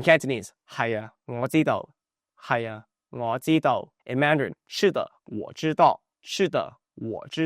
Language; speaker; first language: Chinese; non-native, fluent; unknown